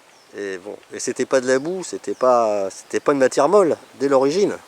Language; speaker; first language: French; native; French